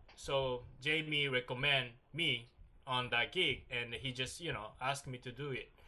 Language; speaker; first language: English; non-native, learner; Japanese